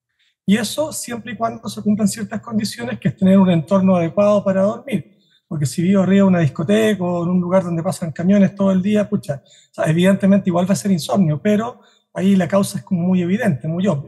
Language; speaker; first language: Spanish; native; Spanish